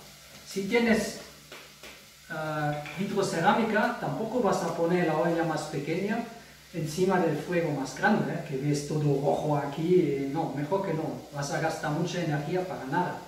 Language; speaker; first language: Spanish; non-native, fluent; German